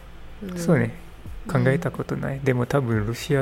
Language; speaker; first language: Japanese; non-native, learner; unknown